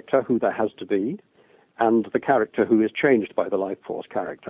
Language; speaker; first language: English; native; English